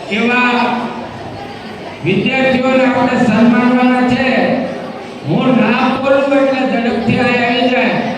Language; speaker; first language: Gujarati; native; Gujarati